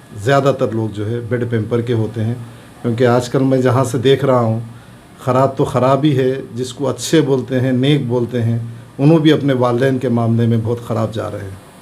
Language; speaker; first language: Urdu; native; Urdu